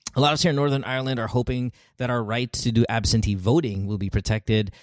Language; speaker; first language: English; non-native, local second language; Filipino